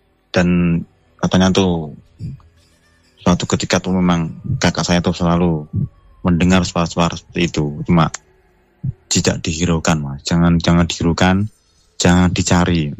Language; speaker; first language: Indonesian; non-native, local second language; Javanese